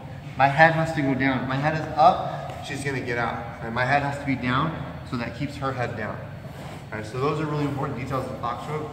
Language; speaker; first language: English; native; English